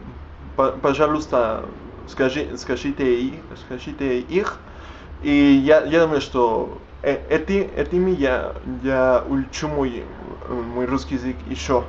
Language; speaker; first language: Russian; non-native, learner; Spanish